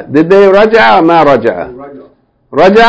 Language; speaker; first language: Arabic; non-native, fluent; English